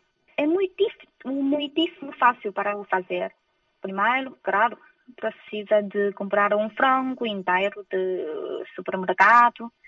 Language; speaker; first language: Portuguese; non-native, fluent; Chinese